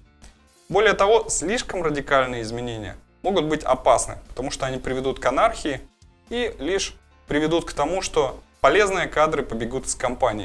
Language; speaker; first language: Russian; native; Russian